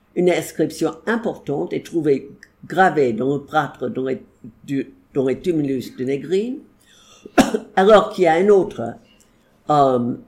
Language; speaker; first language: French; non-native, fluent; English